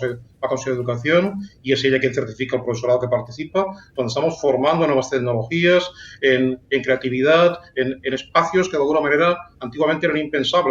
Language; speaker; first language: Spanish; native; Spanish